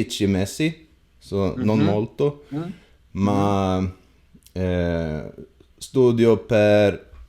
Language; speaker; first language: Italian; non-native, learner; Swedish